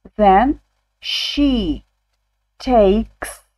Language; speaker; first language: English; non-native, fluent; Ukrainian